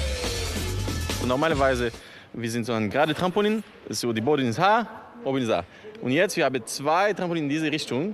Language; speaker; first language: German; non-native, learner; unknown